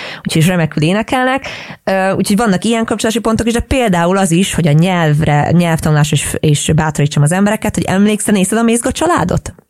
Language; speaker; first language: Hungarian; native; Hungarian